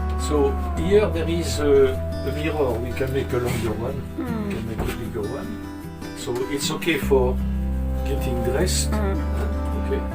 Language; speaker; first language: English; non-native, fluent; French